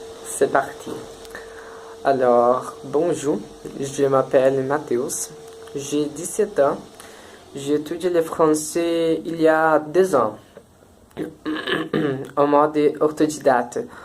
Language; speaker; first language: French; non-native, learner; Portuguese